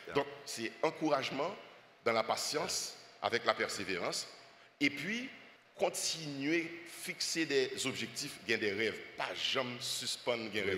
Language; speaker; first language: French; non-native, local second language; Haitian Creole